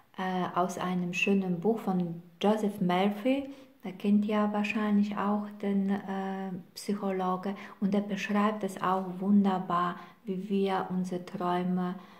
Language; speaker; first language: German; non-native, fluent; Polish